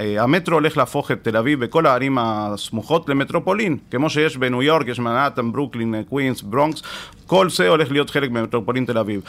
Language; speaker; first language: Hebrew; non-native, fluent; Spanish